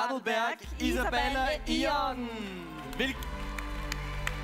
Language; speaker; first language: German; native; German